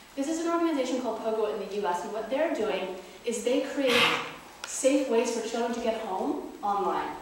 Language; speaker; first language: English; native; English